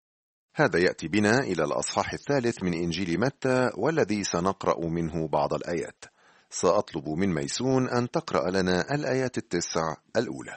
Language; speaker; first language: Arabic; native; Arabic